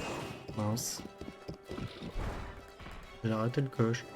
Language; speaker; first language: French; native; French